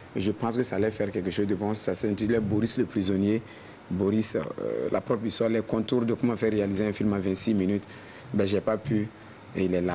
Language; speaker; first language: French; non-native, local second language; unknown